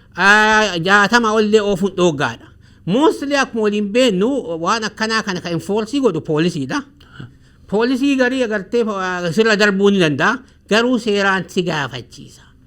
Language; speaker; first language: Oromo; native; Oromo